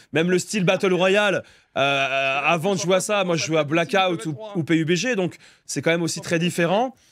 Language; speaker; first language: French; native; French